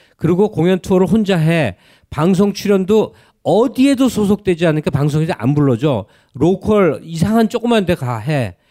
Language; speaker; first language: Korean; native; Korean